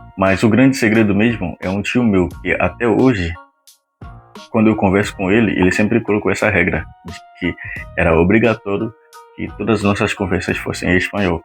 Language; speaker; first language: Portuguese; non-native, fluent; Haitian Creole